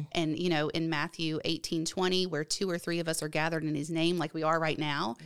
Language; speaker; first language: English; native; English